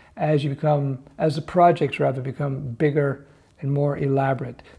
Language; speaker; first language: English; native; English